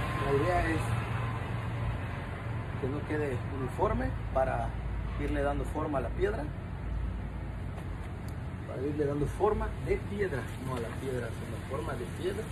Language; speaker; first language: Spanish; native; Spanish